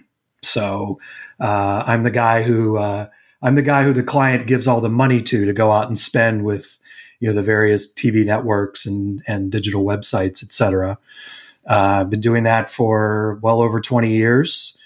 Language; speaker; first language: English; native; English